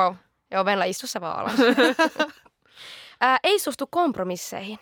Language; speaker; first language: Finnish; native; Finnish